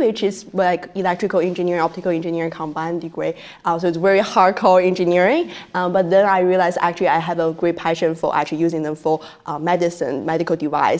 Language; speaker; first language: English; non-native, fluent; Chinese